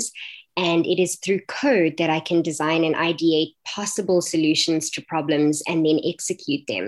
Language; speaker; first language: English; native; English